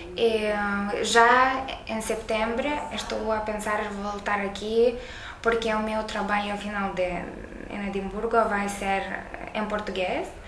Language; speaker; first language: Portuguese; non-native, learner; Lithuanian